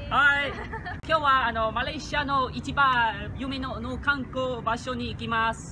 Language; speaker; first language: Japanese; non-native, learner; Malay